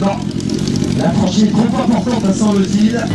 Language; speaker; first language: French; native; French